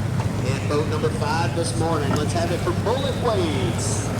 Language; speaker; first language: English; native; English